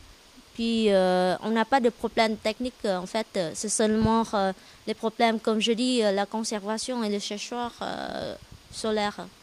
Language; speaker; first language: French; non-native, learner; Vietnamese